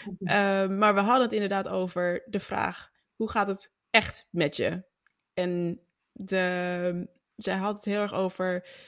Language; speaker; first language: Dutch; native; Dutch